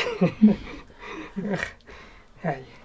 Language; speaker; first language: French; non-native, learner; Arabic